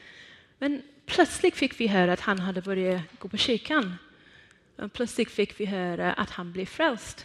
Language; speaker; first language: Swedish; non-native, fluent; Persian